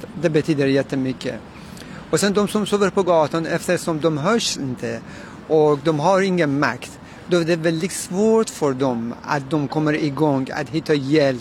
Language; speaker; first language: Swedish; non-native, fluent; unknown